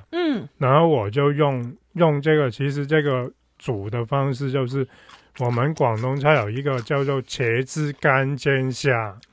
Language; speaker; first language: Chinese; non-native, local second language; Cantonese